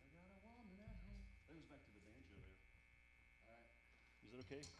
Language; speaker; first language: English; native; English